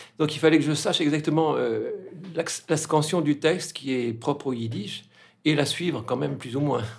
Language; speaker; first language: French; native; French